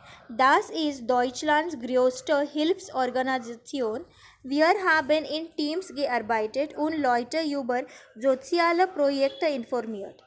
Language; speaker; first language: German; non-native, learner; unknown